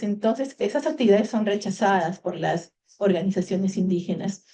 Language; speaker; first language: Spanish; native; Spanish